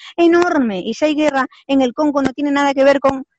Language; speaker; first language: Spanish; native; Spanish